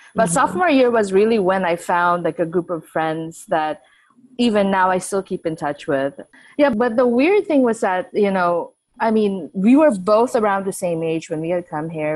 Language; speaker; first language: English; non-native, local second language; Filipino